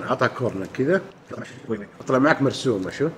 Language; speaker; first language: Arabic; non-native, fluent; Urdu